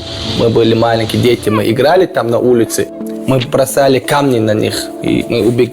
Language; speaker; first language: Russian; non-native, local second language; Chechen